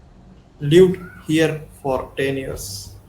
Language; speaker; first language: English; non-native, learner; Hindi